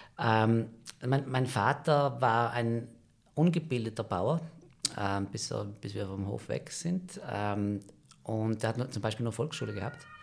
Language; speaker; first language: German; native; German